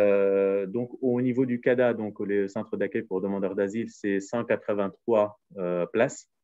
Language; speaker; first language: French; native; French